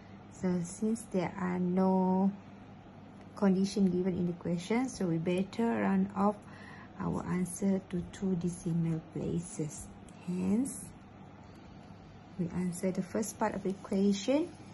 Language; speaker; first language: English; non-native, local second language; Malay